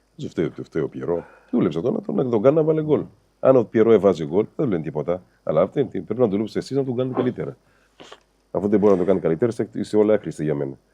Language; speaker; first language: Greek; non-native, fluent; Kabuverdianu